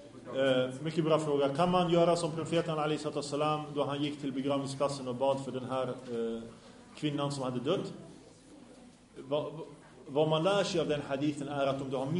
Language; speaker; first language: Swedish; early bilingual, other home language; Arabic